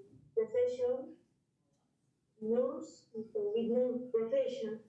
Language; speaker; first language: English; non-native, learner; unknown